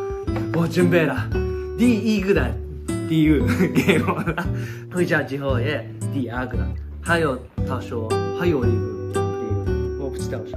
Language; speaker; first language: Chinese; non-native, learner; Japanese